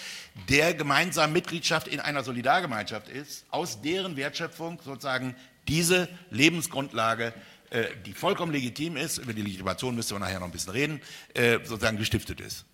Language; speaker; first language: German; native; German